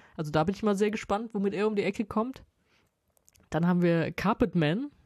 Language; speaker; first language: German; native; German